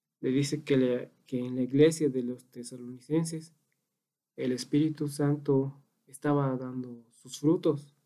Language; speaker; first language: Spanish; native; Spanish